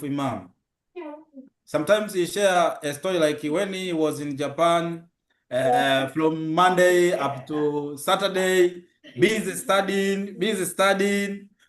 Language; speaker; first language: English; non-native, local second language; Swahili